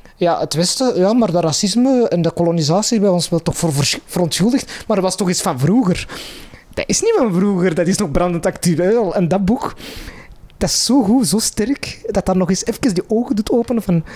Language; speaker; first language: Dutch; non-native, local second language; Arabic